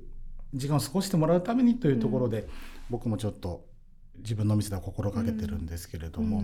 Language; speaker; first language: Japanese; native; Japanese